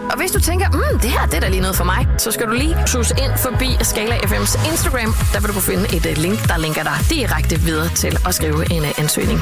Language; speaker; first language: Danish; native; Danish